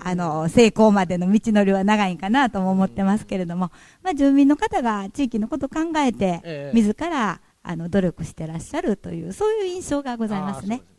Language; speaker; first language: Japanese; native; Japanese